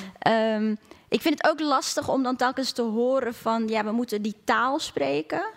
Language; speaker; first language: Dutch; native; Dutch